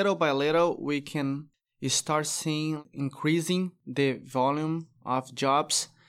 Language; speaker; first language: English; non-native, fluent; Portuguese